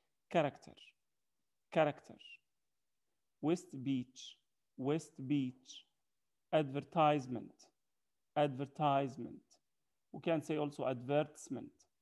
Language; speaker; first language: English; non-native, fluent; Arabic